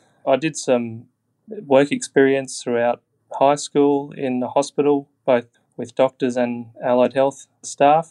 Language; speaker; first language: English; native; English